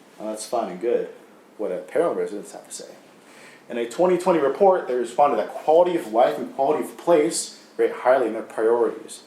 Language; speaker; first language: English; native; English